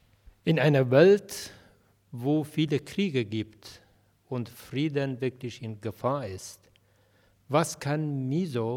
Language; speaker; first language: German; non-native, fluent; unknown